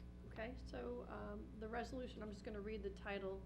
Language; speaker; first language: English; native; English